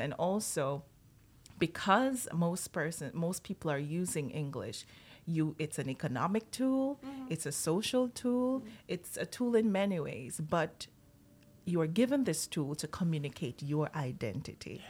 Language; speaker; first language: English; non-native, local second language; Jamaican Creole English